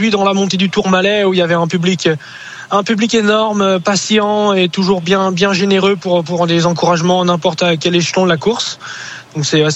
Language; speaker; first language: French; native; French